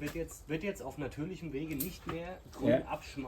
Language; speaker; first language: German; native; German